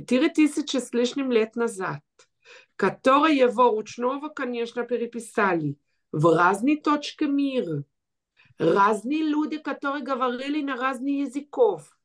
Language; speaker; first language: Russian; early bilingual, heritage; Russian